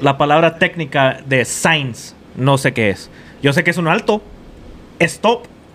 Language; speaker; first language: Spanish; early bilingual, other home language; English